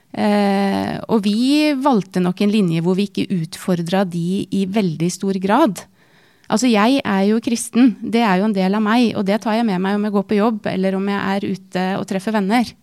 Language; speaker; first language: Norwegian; native; Norwegian